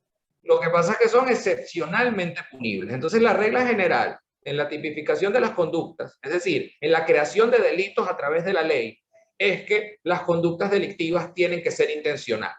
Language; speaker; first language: Spanish; native; Spanish